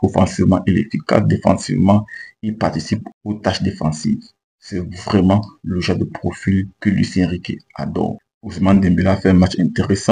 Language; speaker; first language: French; native; French